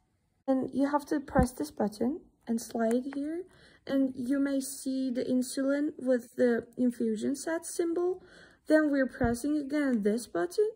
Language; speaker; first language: English; non-native, fluent; Turkish